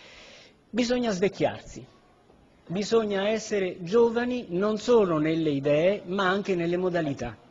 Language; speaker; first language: Italian; native; Italian